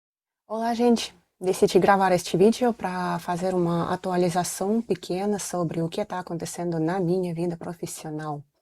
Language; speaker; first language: Portuguese; non-native, fluent; Russian